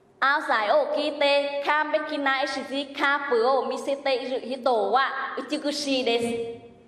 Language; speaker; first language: Japanese; non-native, fluent; Vietnamese